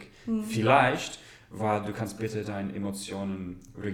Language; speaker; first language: German; non-native, learner; English